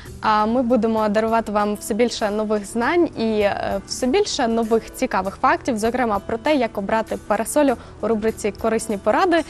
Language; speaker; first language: Ukrainian; native; Ukrainian